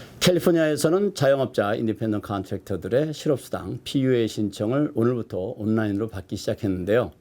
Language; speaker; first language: Korean; native; Korean